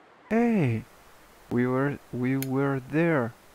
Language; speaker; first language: English; non-native, learner; French